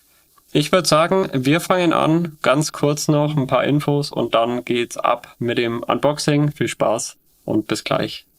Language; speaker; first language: German; native; German